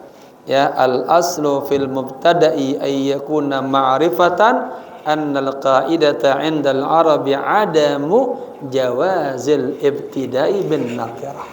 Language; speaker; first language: Arabic; non-native, fluent; Indonesian